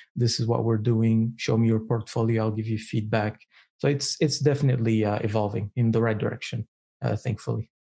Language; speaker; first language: English; non-native, fluent; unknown